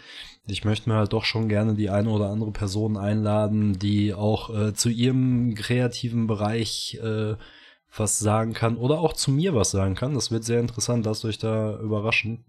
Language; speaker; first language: German; native; German